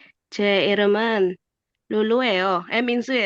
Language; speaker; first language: Korean; non-native, learner; Indonesian